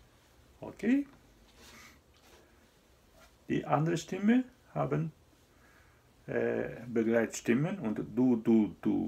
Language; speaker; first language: German; non-native, fluent; Japanese